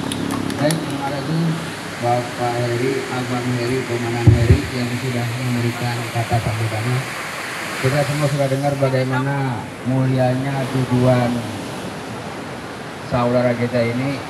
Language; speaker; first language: Indonesian; native; Indonesian